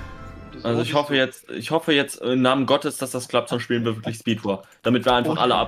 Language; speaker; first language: German; native; German